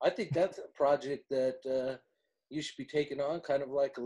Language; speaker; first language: English; native; English